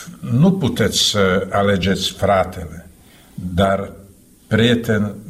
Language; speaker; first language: Romanian; non-native, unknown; Czech